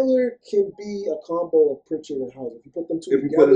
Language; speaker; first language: English; native; English